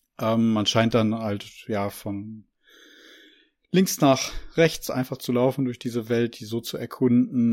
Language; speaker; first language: German; native; German